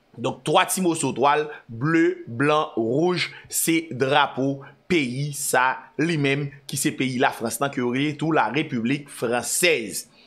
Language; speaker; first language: French; non-native, local second language; Haitian Creole